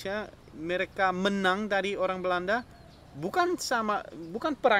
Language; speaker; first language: Indonesian; non-native, fluent; Dutch